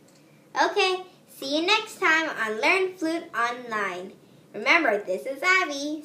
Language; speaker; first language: English; native; English